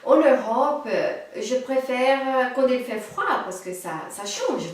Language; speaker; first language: French; non-native, fluent; Portuguese